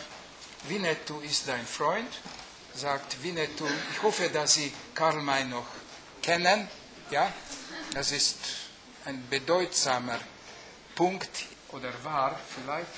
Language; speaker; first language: German; non-native, fluent; Hungarian